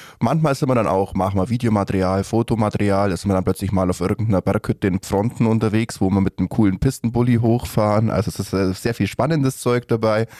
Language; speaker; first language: German; native; German